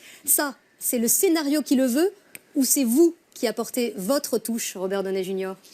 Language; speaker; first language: French; native; French